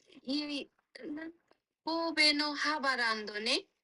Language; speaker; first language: Japanese; non-native, fluent; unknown